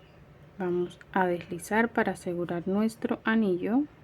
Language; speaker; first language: Spanish; native; Spanish